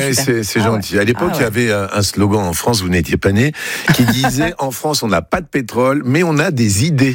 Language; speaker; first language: French; native; French